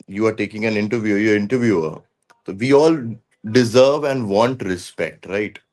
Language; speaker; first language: Bangla; non-native, local second language; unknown